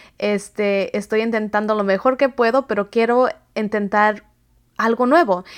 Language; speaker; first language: Spanish; early bilingual, heritage; Spanish